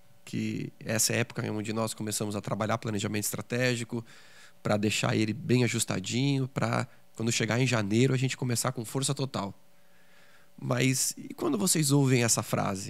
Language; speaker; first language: Portuguese; native; Portuguese